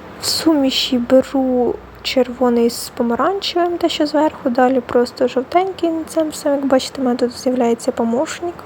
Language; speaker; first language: Ukrainian; non-native, local second language; Russian